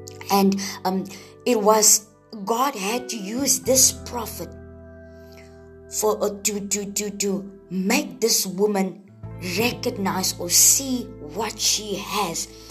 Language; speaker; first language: English; non-native, local second language; Afrikaans